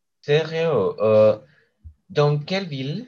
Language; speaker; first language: French; non-native, learner; Spanish